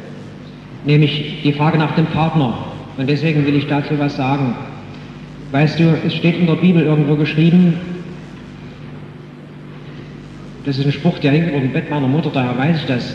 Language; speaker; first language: German; native; German